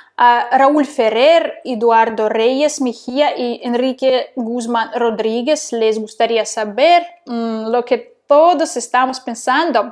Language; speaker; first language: Spanish; non-native, fluent; Russian